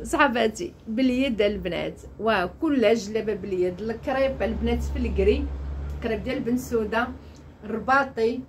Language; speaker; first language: Arabic; native; Arabic